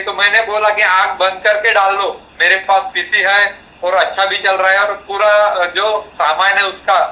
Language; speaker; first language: Hindi; non-native, local second language; Marathi